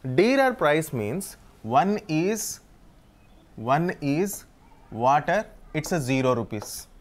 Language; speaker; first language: English; non-native, local second language; Telugu